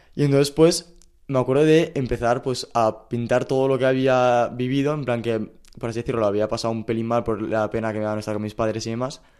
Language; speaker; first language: Spanish; native; Spanish